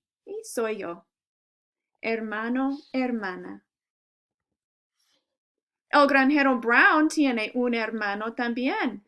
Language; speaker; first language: Spanish; non-native, fluent; English